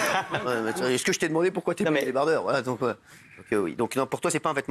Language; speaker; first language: French; native; French